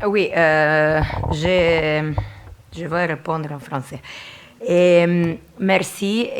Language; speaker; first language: French; non-native, learner; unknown